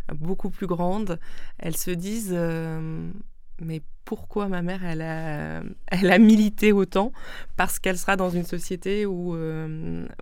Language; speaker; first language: French; non-native, local second language; Swiss German